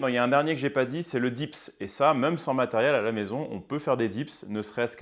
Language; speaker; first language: French; native; French